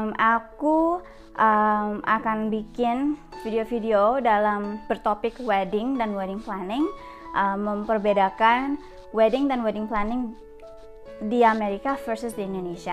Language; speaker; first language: Indonesian; early bilingual, heritage; Indonesian